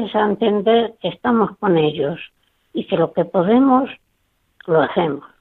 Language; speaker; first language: Spanish; native; Spanish